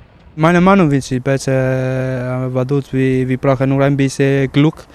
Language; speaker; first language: German; non-native, learner; Spanish